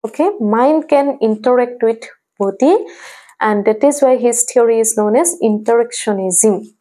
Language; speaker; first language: English; non-native, local second language; Assamese